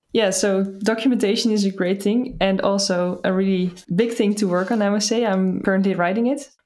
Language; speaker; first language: English; non-native, fluent; Dutch